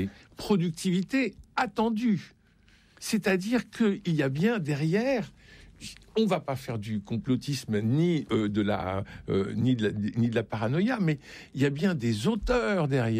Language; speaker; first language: French; native; French